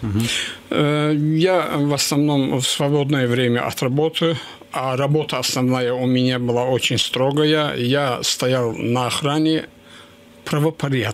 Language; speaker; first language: Russian; non-native, local second language; Azerbaijani